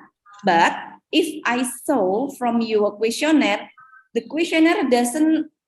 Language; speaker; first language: English; non-native, fluent; Indonesian